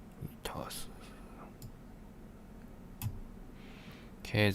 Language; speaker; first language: Japanese; non-native, learner; English